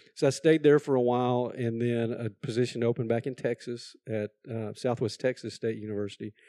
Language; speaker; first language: English; native; English